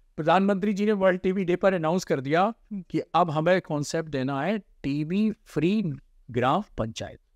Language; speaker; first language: Hindi; native; Hindi